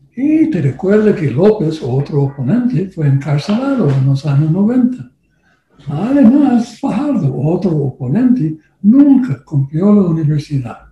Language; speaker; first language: Spanish; non-native, learner; English